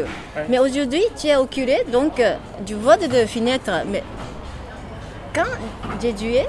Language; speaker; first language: French; non-native, learner; Japanese